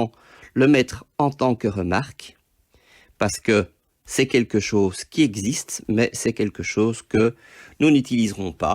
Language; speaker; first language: French; native; French